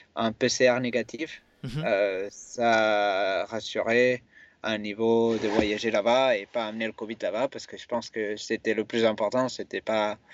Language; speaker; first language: French; non-native, fluent; Spanish